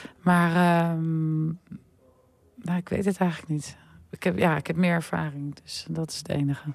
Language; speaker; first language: Dutch; native; Dutch